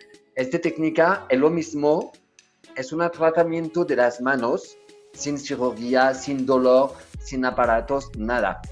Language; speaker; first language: Spanish; non-native, learner; French